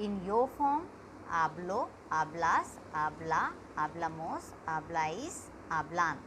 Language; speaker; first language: Spanish; non-native, learner; Hindi